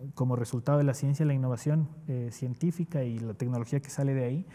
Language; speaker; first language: Spanish; native; Spanish